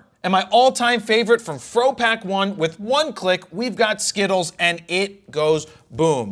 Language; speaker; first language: English; native; English